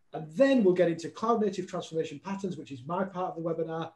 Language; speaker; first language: English; native; English